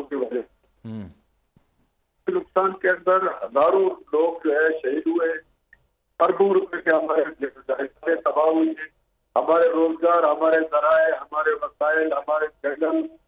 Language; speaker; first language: Urdu; non-native, local second language; Pashto